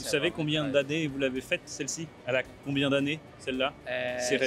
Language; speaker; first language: French; native; French